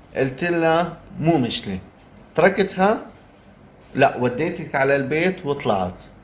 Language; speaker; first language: Arabic; native; Arabic